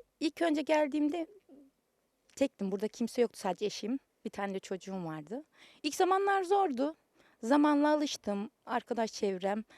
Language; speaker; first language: Turkish; native; Turkish